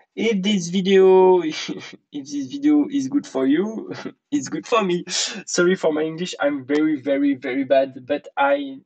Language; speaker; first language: English; non-native, learner; French